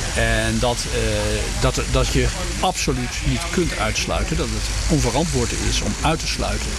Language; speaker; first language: Dutch; early bilingual, other home language; Bosnian